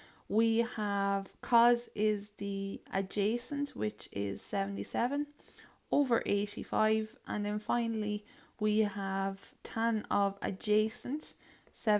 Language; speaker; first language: English; native; English